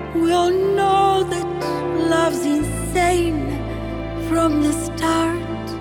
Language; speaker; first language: English; early bilingual, other home language; Bulgarian